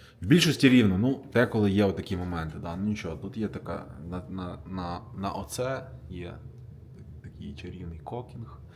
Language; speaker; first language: Ukrainian; non-native, local second language; Russian